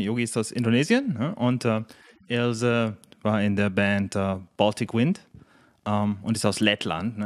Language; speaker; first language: German; native; German